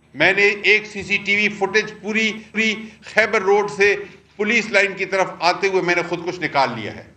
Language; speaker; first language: Urdu; non-native, local second language; Pashto